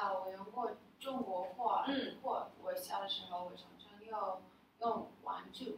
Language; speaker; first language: Chinese; non-native, learner; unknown